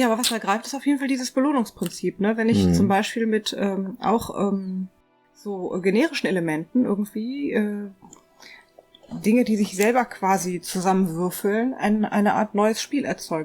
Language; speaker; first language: German; native; German